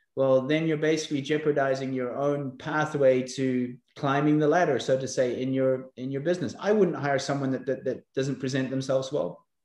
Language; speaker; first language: English; native; English